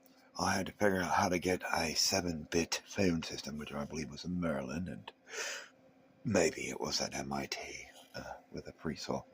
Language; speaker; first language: English; native; English